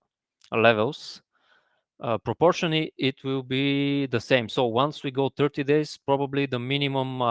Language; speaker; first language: English; non-native, fluent; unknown